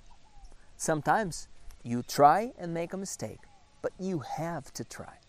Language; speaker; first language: English; non-native, fluent; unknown